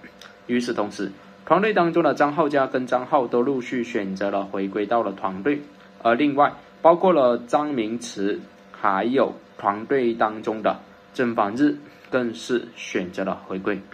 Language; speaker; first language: Chinese; native; Chinese